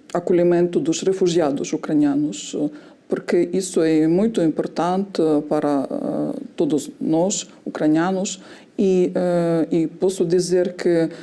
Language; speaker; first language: Portuguese; non-native, fluent; Ukrainian